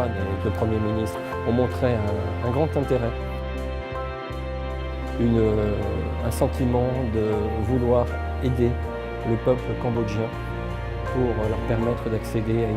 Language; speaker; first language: French; native; French